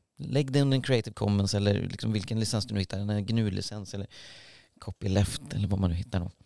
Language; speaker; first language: Swedish; native; Swedish